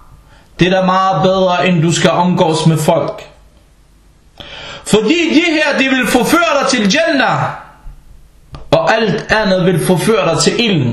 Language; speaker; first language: Danish; non-native, fluent; Arabic